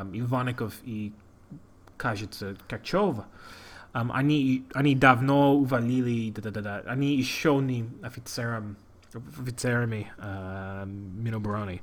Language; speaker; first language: Russian; non-native, learner; English